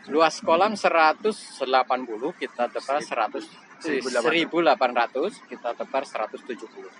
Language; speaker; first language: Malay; non-native, local second language; Javanese